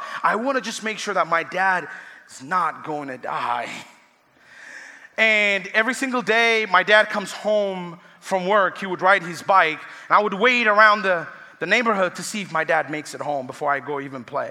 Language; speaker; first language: English; non-native, fluent; Tigrinya